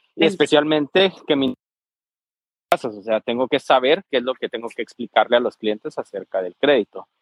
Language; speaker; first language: Spanish; native; Spanish